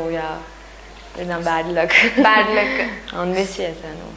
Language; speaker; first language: Telugu; non-native, learner; Hindi